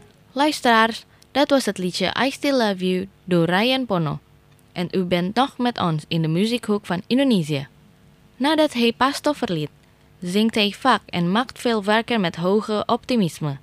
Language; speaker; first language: Dutch; non-native, learner; Indonesian